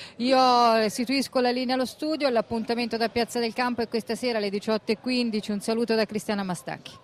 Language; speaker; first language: Italian; native; Italian